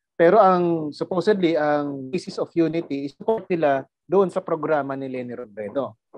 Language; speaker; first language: Filipino; non-native, local second language; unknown